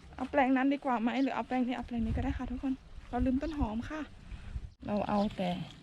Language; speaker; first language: Thai; native; Thai